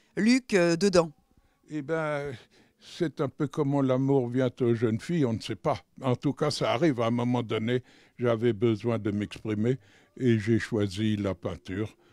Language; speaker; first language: French; native; French